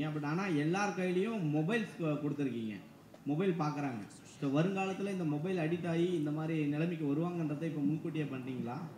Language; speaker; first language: Tamil; native; Tamil